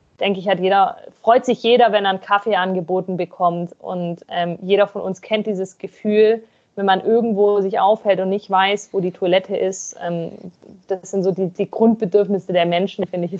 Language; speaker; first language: German; native; German